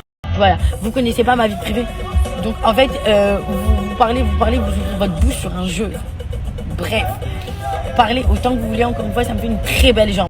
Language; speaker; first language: French; native; French